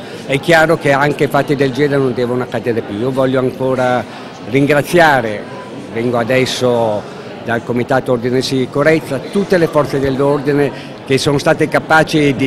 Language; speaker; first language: Italian; native; Italian